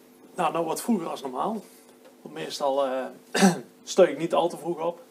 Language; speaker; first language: Dutch; native; Dutch